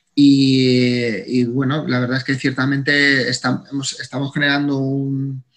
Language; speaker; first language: Spanish; native; Spanish